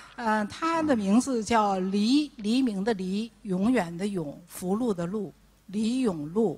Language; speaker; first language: Chinese; native; Chinese